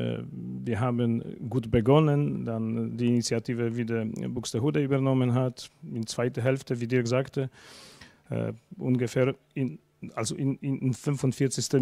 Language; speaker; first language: German; non-native, fluent; Polish